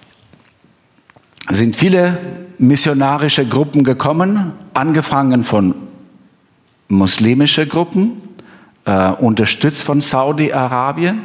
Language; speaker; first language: German; non-native, fluent; Albanian